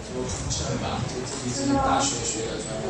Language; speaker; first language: Chinese; native; Chinese